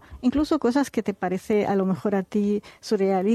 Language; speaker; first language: Spanish; non-native, fluent; Arabic